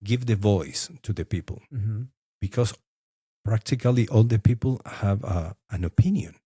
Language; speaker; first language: English; non-native, fluent; Spanish